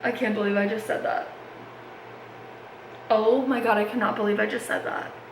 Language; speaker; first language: English; native; English